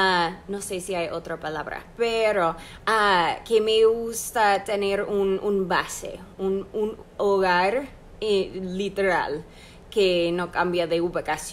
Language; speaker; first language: Spanish; non-native, fluent; English